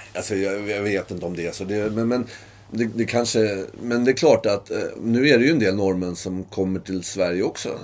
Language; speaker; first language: Swedish; native; Swedish